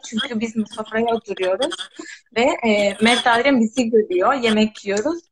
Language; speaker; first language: Turkish; non-native, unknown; Spanish